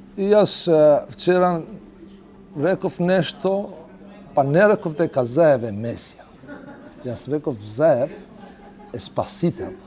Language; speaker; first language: Macedonian; non-native, local second language; Albanian